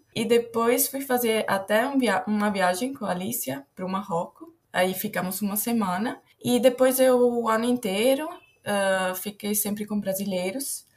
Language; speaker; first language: Portuguese; non-native, fluent; Italian